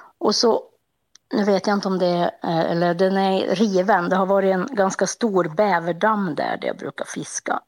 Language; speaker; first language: Swedish; native; Swedish